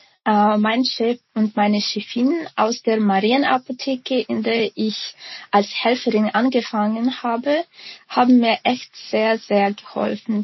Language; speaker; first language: German; non-native, fluent; Ukrainian